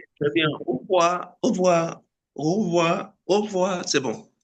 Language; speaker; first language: French; non-native, fluent; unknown